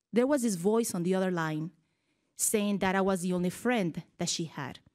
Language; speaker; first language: English; early bilingual, other home language; Spanish